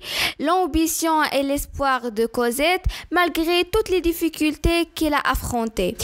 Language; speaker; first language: French; non-native, learner; Arabic